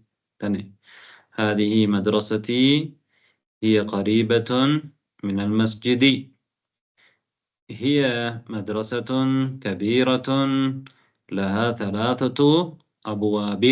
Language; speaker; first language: Arabic; non-native, fluent; Tamil